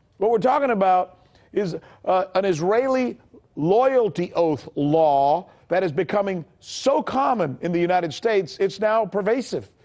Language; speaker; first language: English; early bilingual, other home language; Spanish